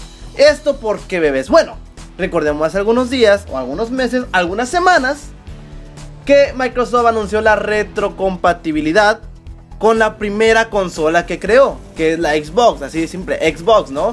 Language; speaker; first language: Spanish; native; Spanish